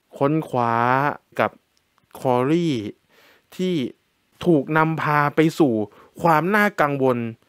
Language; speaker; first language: Thai; native; Thai